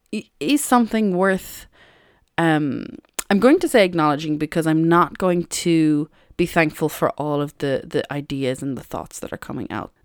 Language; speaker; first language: English; native; English